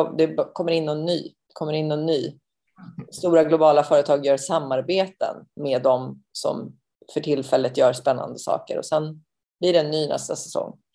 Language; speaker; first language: Swedish; native; Swedish